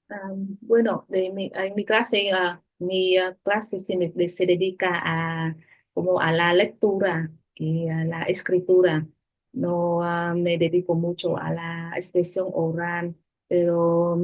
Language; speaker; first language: Spanish; non-native, fluent; Vietnamese